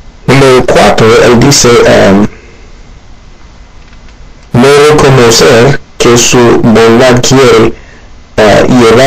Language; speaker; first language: Spanish; non-native, learner; Haitian Creole